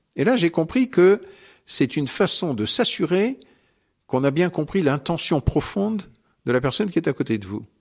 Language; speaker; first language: French; native; French